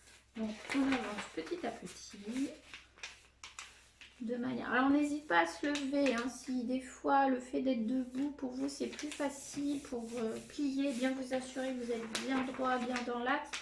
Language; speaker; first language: French; native; French